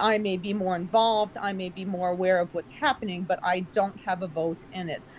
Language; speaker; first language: English; native; English